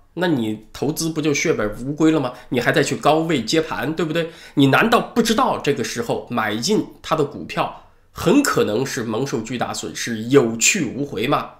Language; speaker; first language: Chinese; native; Chinese